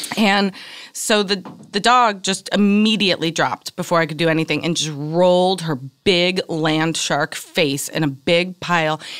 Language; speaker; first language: English; native; English